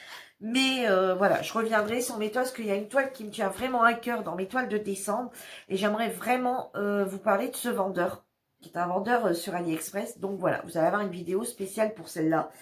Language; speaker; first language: French; native; French